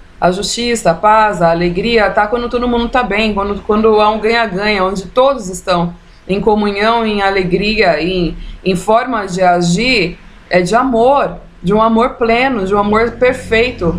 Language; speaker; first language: Portuguese; native; Portuguese